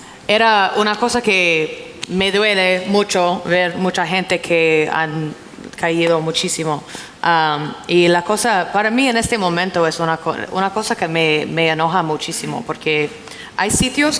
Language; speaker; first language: Spanish; non-native, fluent; English